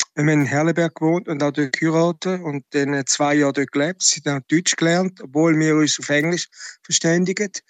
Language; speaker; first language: German; native; German